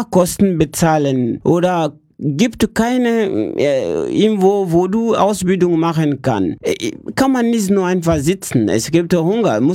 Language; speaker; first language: German; non-native, learner; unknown